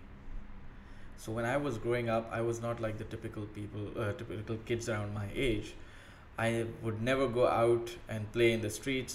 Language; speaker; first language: English; non-native, local second language; Urdu